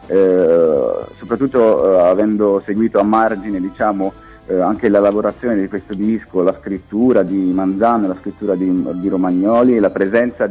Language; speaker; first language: Italian; native; Italian